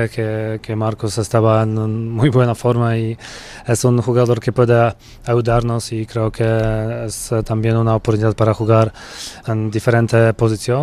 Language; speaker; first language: Spanish; non-native, fluent; Polish